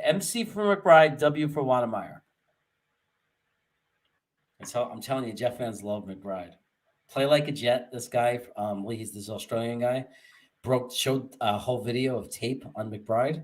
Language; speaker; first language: English; native; English